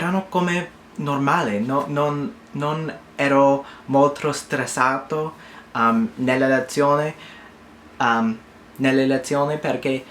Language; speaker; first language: Italian; non-native, learner; English